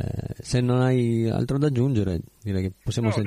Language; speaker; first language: Italian; native; Italian